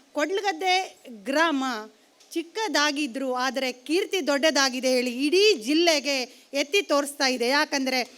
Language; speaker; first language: Kannada; native; Kannada